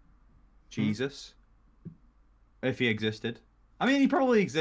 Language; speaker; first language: English; native; English